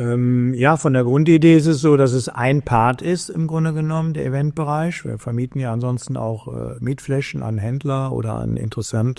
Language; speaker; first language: German; native; German